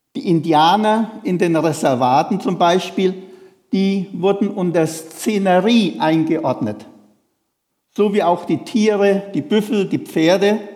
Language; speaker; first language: German; native; German